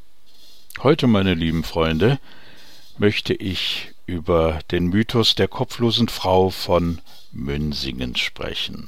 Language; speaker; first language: German; native; German